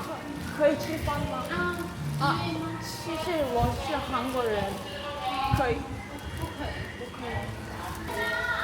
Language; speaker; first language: Chinese; non-native, learner; Korean